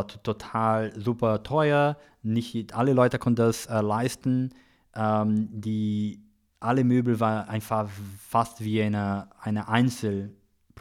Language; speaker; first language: German; non-native, learner; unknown